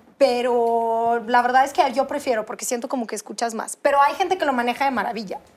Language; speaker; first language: Spanish; non-native, fluent; Russian